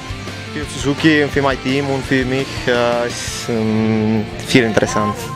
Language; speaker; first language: German; non-native, learner; Czech